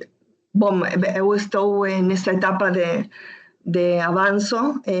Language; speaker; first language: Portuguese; non-native, learner; Spanish